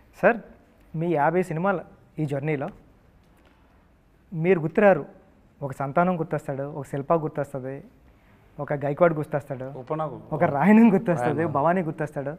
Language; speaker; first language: Telugu; native; Telugu